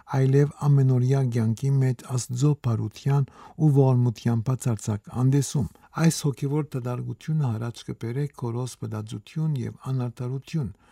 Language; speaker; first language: Armenian; early bilingual, heritage; Armenian